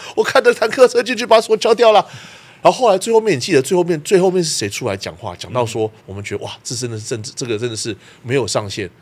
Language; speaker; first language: Chinese; native; Chinese